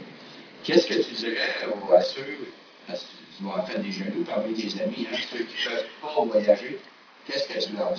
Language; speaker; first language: French; native; French